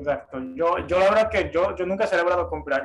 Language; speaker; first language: Spanish; non-native, fluent; Japanese